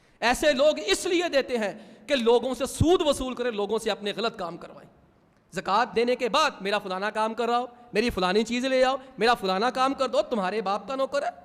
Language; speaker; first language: Urdu; non-native, local second language; Punjabi